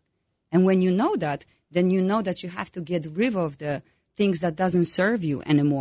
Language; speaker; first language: English; non-native, fluent; Polish